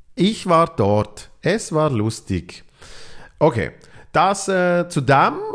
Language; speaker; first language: German; native; German